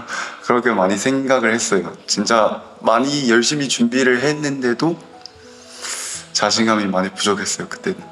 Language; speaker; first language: Korean; non-native, learner; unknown